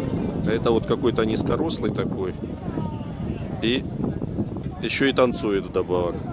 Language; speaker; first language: Russian; native; Russian